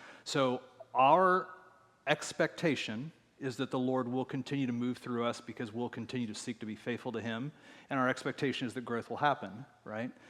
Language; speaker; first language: English; native; English